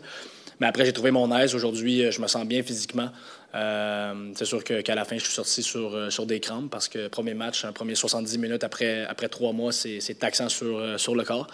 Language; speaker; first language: French; native; French